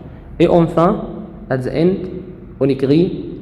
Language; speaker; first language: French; non-native, fluent; Arabic